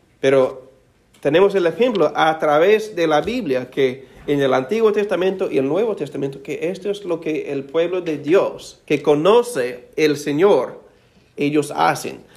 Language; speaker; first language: Spanish; non-native, fluent; English